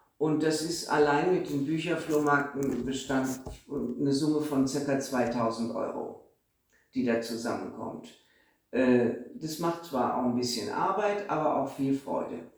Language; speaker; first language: German; native; German